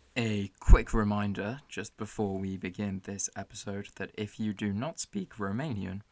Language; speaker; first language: English; native; English